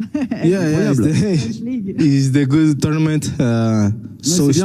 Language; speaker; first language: English; non-native, learner; Portuguese